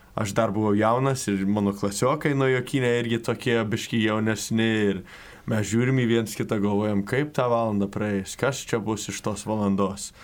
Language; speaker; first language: Lithuanian; early bilingual, heritage; Lithuanian